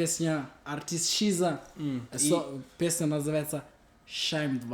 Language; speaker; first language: Russian; non-native, learner; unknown